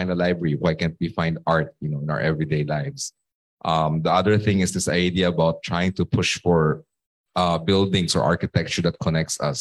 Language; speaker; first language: English; non-native, local second language; Filipino